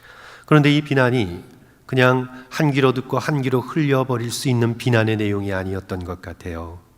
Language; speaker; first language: Korean; native; Korean